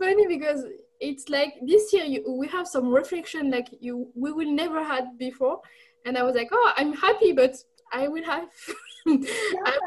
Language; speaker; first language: English; non-native, learner; French